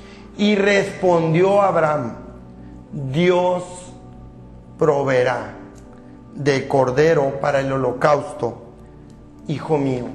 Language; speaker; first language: Spanish; native; Spanish